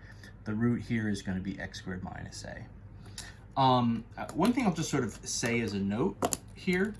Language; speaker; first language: English; native; English